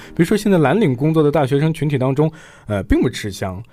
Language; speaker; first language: Chinese; native; Chinese